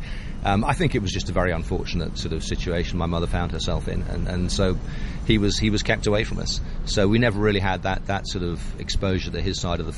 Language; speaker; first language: English; native; English